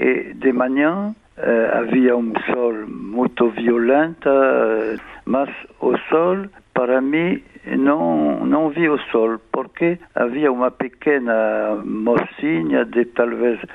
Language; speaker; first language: Portuguese; non-native, fluent; French